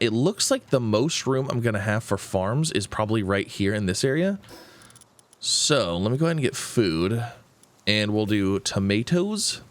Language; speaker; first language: English; native; English